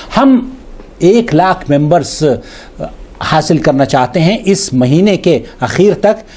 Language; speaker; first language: Urdu; native; Urdu